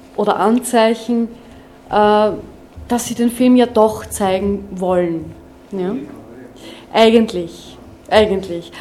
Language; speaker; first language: German; non-native, local second language; Slovenian